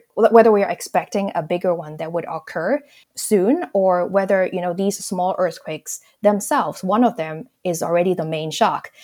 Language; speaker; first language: English; non-native, local second language; Cantonese